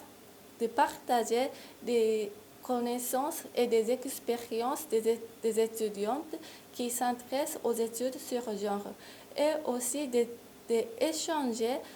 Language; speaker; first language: French; non-native, fluent; Japanese